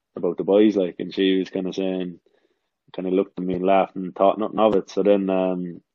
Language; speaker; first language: English; native; English